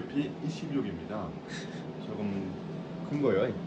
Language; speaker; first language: Korean; non-native, learner; French